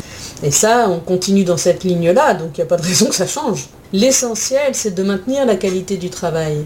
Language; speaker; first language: French; native; French